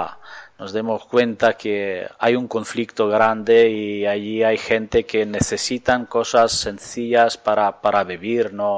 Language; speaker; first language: Spanish; non-native, fluent; Ukrainian